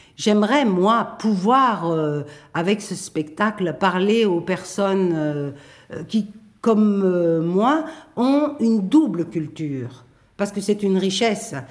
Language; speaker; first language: French; native; French